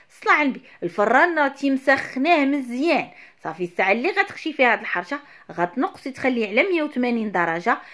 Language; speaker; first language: Arabic; native; Arabic